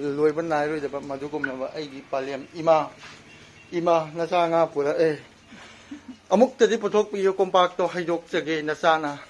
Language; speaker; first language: Manipuri; native; Manipuri